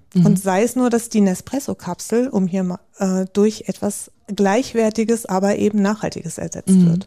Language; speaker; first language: German; native; German